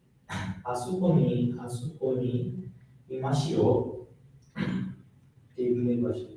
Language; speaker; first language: Japanese; non-native, learner; Bangla